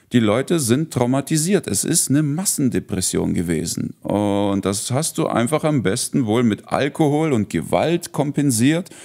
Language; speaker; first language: German; early bilingual, heritage; Russian